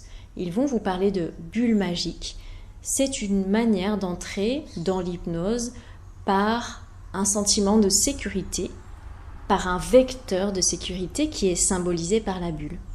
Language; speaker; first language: French; native; French